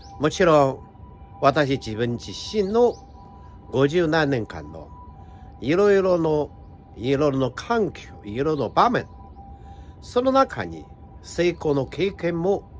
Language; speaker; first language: Japanese; non-native, fluent; Chinese